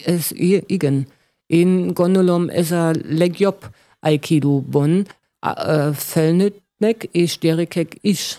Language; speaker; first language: Hungarian; non-native, learner; German